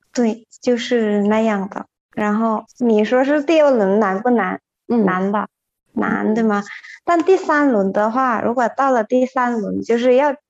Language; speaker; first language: Chinese; non-native, fluent; Thai